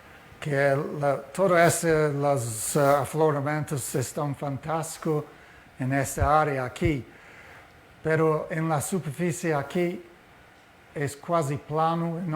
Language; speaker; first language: Spanish; non-native, fluent; Portuguese